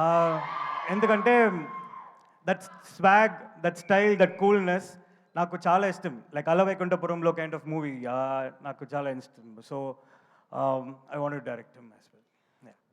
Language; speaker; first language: Telugu; non-native, learner; Tamil